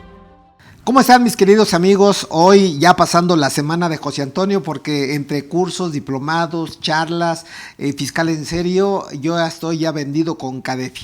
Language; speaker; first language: Spanish; native; Spanish